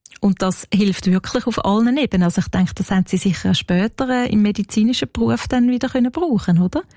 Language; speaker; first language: German; native; German